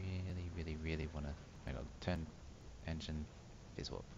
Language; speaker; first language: English; native; English